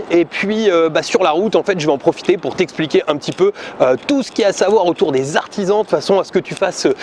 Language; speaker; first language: French; native; French